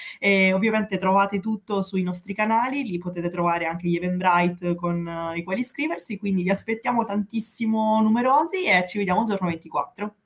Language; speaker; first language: Italian; native; Italian